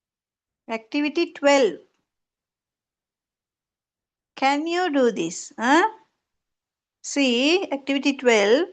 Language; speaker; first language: English; non-native, local second language; Tamil